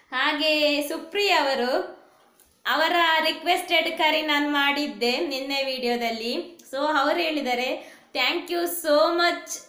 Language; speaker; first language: Kannada; non-native, local second language; Tulu